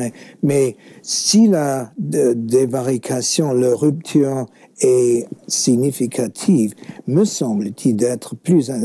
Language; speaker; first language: French; non-native, fluent; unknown